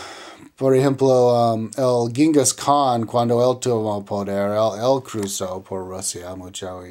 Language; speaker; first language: Spanish; non-native, learner; English